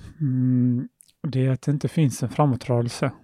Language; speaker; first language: Swedish; early bilingual, other home language; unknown